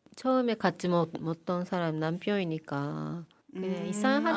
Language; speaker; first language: Korean; non-native, fluent; Japanese